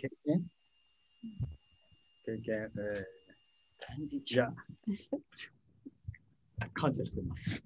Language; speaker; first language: Japanese; non-native, learner; English